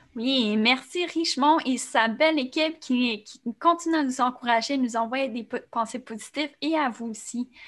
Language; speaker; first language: French; native; French